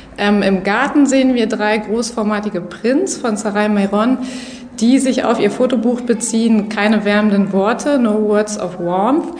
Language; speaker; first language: German; native; German